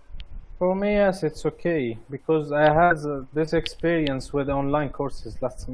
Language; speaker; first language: English; non-native, fluent; Arabic